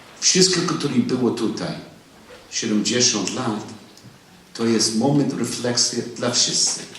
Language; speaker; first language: Polish; non-native, learner; English